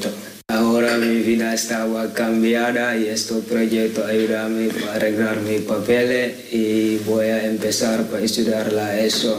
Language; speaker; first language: Spanish; non-native, learner; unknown